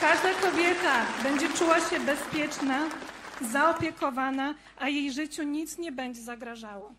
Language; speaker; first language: Polish; native; Polish